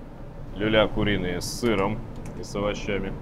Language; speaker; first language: Russian; native; Russian